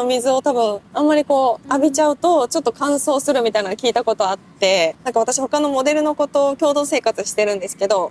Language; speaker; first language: Japanese; native; Japanese